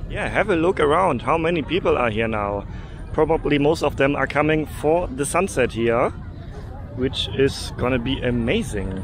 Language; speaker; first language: English; non-native, fluent; German